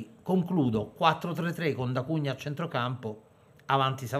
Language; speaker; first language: Italian; native; Italian